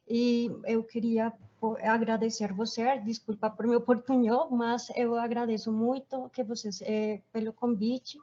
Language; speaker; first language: Portuguese; non-native, fluent; Spanish